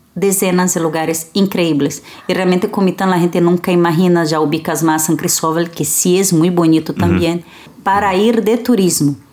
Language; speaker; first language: Spanish; early bilingual, other home language; Portuguese